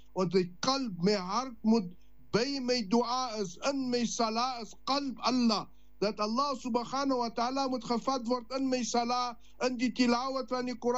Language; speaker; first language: Dutch; non-native, learner; Afrikaans